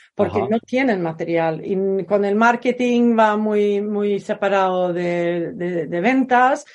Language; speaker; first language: Spanish; non-native, fluent; Swedish